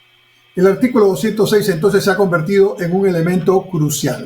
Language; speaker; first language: Spanish; native; Spanish